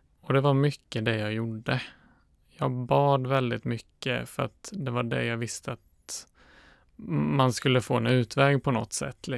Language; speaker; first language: Swedish; native; Swedish